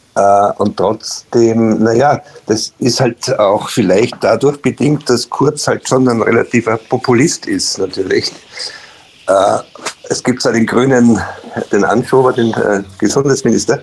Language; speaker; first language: German; native; German